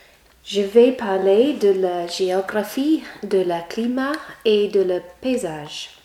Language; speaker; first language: French; non-native, learner; English